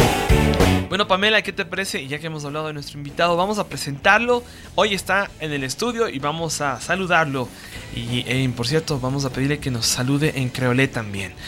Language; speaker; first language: Spanish; native; Spanish